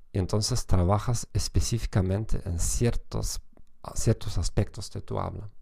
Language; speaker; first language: Spanish; non-native, fluent; German